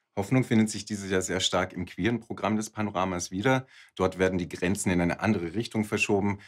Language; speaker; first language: German; native; German